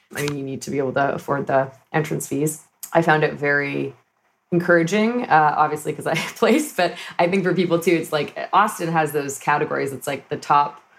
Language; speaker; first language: English; native; English